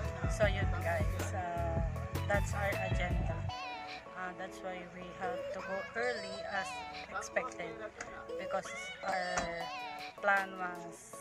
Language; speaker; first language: English; non-native, local second language; Filipino